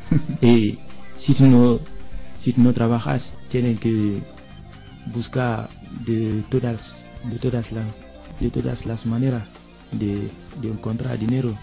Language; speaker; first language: Spanish; non-native, learner; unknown